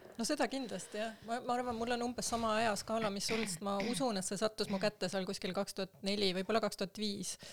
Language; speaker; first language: Estonian; native; Estonian